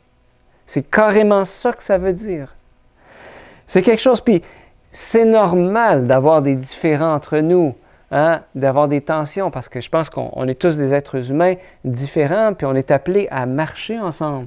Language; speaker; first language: French; native; French